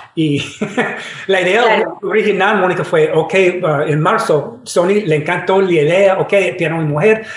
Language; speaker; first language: Spanish; non-native, fluent; English